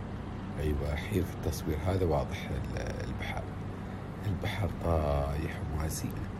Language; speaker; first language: Arabic; native; Arabic